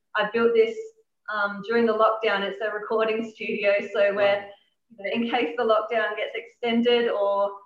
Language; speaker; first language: English; native; English